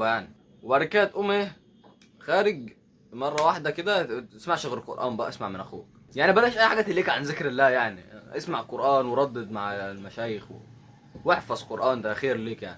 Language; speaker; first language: Arabic; native; Arabic